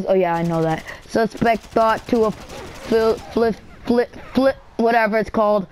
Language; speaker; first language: English; native; English